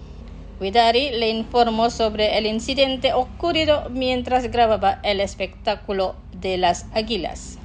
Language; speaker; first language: Spanish; non-native, fluent; Indonesian